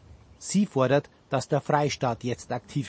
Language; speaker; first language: German; native; German